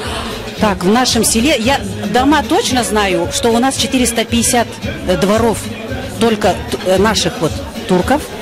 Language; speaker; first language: Russian; native; Russian